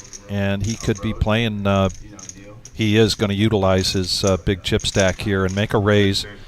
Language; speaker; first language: English; native; English